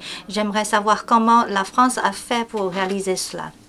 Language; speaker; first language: French; non-native, fluent; Chinese